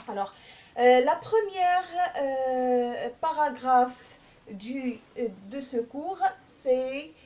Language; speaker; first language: French; non-native, local second language; Arabic